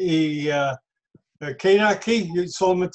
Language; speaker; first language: Spanish; non-native, learner; English